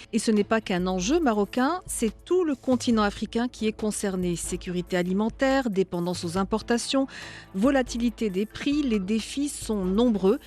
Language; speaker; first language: French; non-native, local second language; Arabic